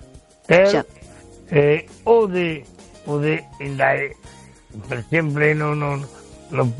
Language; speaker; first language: Spanish; native; Spanish